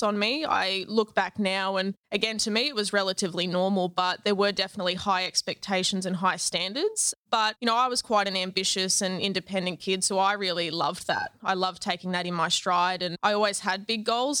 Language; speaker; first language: English; native; English